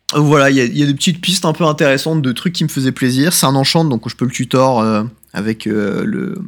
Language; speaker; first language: French; native; French